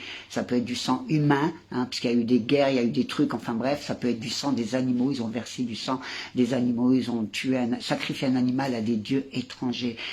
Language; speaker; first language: French; native; French